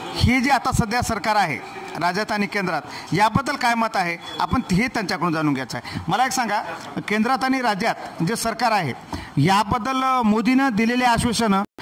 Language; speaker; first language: Marathi; native; Marathi